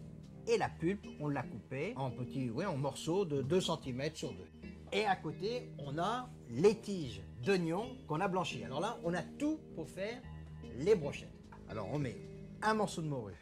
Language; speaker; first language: French; native; French